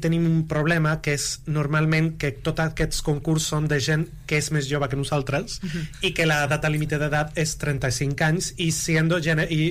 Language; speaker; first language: Catalan; non-native, local second language; Spanish